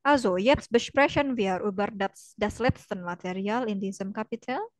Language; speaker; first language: German; non-native, fluent; Indonesian